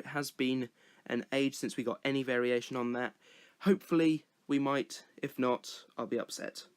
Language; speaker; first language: English; native; English